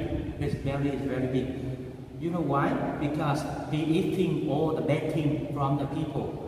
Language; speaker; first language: English; non-native, local second language; Vietnamese